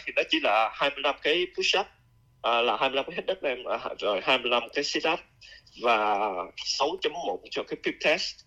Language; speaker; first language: Vietnamese; native; Vietnamese